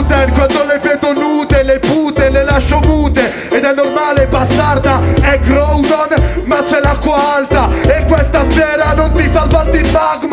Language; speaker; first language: Italian; native; Italian